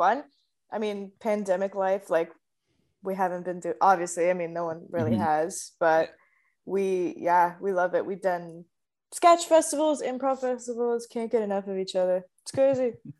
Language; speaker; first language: English; native; English